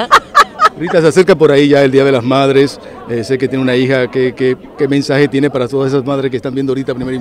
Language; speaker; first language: Spanish; native; Spanish